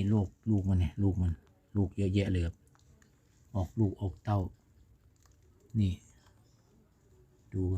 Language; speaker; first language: Thai; native; Thai